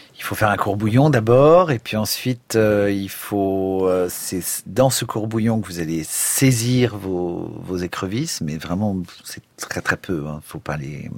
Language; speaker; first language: French; native; French